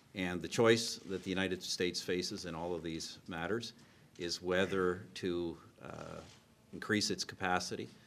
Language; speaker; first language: English; native; English